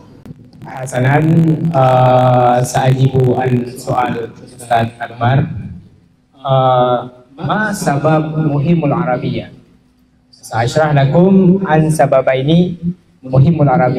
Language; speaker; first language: Arabic; non-native, learner; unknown